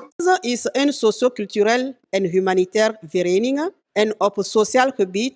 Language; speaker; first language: Dutch; non-native, fluent; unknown